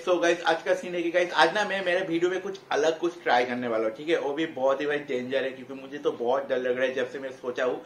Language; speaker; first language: Hindi; native; Hindi